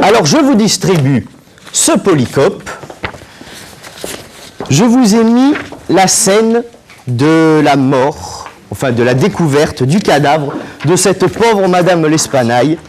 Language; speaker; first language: French; native; French